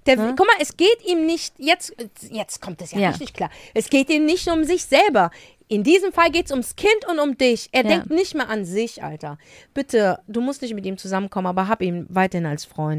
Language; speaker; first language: German; native; German